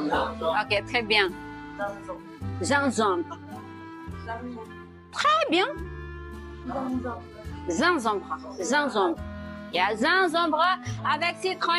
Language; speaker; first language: French; non-native, fluent; Indonesian